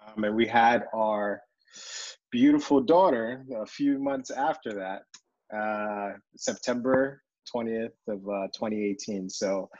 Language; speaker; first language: English; early bilingual, other home language; Yoruba